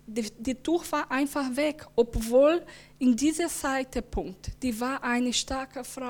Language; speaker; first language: German; non-native, learner; Portuguese